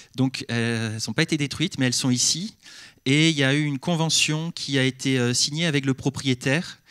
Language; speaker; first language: French; native; French